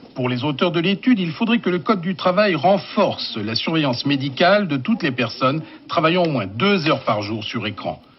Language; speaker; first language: French; native; French